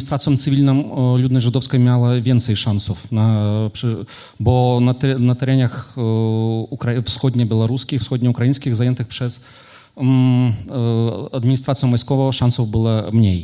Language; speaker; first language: Polish; non-native, fluent; Ukrainian